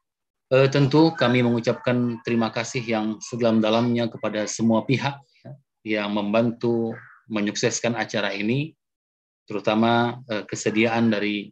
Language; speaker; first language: Indonesian; native; Indonesian